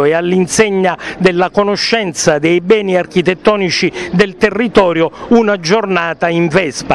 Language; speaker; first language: Italian; native; Italian